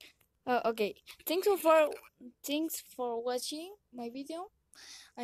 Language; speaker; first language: English; non-native, learner; Spanish